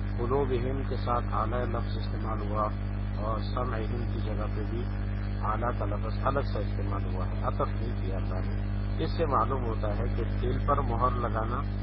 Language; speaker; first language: Urdu; non-native, local second language; Pashto